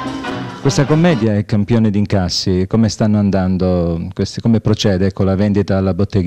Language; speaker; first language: Italian; native; Italian